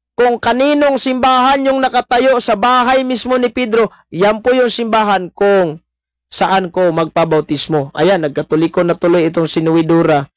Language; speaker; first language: Filipino; non-native, local second language; Cebuano